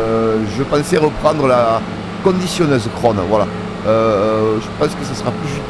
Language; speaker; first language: French; native; French